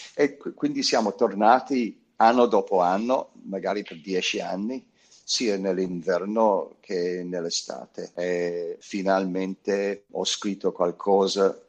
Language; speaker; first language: Italian; non-native, fluent; English